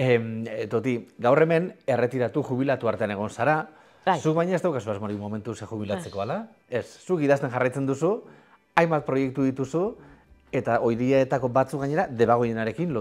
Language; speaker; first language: Basque; native; Basque